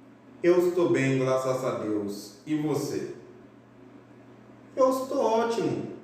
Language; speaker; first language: Portuguese; non-native, fluent; Haitian Creole